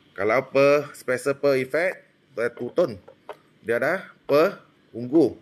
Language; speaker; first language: Malay; non-native, local second language; Min Nan Chinese